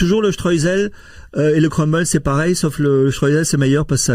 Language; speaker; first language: French; native; French